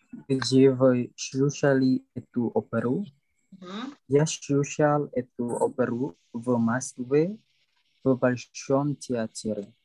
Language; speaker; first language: Russian; non-native, learner; Indonesian